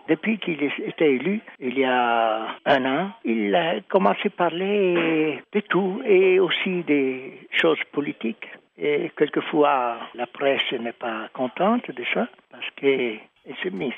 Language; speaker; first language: French; non-native, fluent; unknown